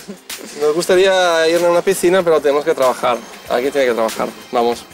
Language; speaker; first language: Spanish; native; Spanish